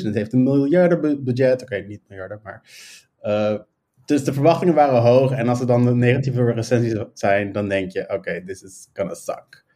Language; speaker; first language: Dutch; native; Dutch